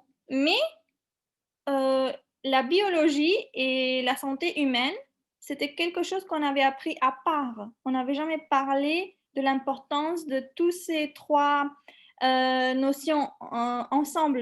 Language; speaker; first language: French; non-native, fluent; Macedonian